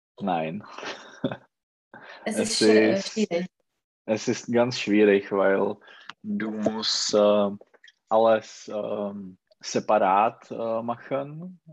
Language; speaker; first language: German; non-native, learner; Czech